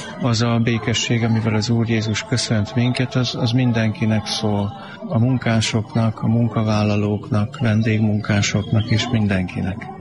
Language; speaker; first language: Hungarian; native; Hungarian